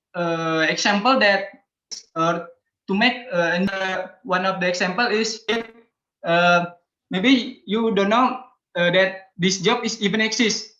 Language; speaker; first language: English; non-native, learner; Indonesian